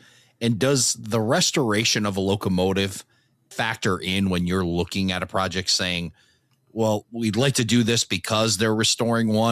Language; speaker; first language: English; native; English